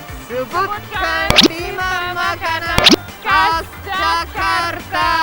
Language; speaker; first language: Indonesian; non-native, fluent; Japanese